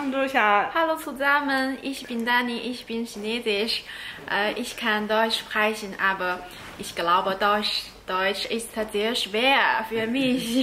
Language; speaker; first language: German; non-native, learner; Chinese